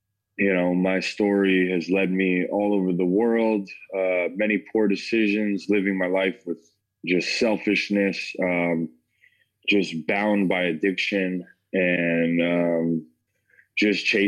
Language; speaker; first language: English; native; English